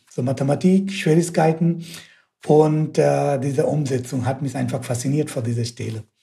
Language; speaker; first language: German; non-native, fluent; Hindi